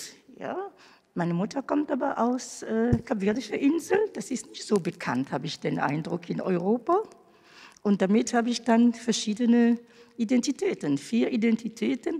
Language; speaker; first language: German; non-native, fluent; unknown